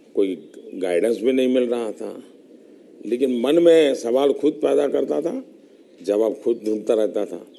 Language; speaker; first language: Hindi; non-native, local second language; Gujarati